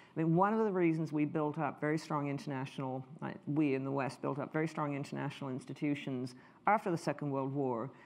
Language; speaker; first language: English; native; English